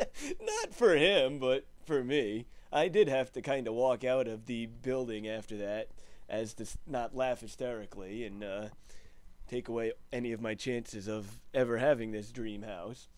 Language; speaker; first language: English; native; English